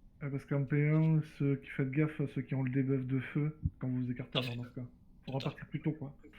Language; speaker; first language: French; native; French